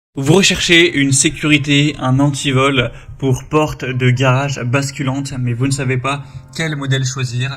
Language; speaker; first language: French; native; French